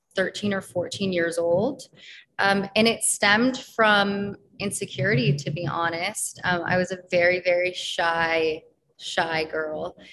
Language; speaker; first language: English; native; English